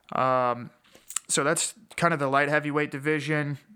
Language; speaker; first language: English; native; English